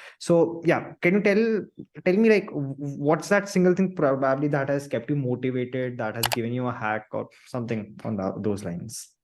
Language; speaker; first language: English; non-native, local second language; Hindi